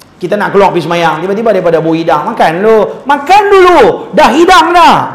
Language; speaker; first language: Malay; native; Malay